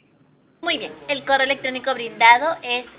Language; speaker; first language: Spanish; native; Spanish